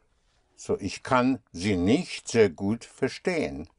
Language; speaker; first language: German; non-native, fluent; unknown